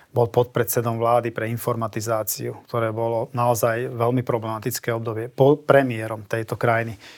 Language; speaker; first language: Slovak; non-native, local second language; Hungarian